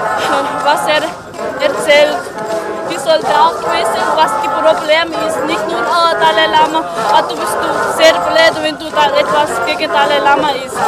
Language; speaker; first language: German; non-native, learner; Tibetan